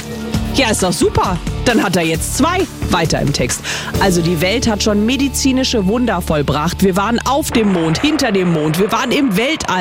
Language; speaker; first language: German; native; German